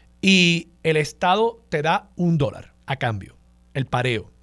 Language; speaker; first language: Spanish; native; Spanish